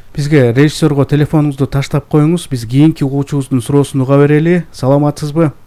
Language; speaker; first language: Kyrgyz; native; Kyrgyz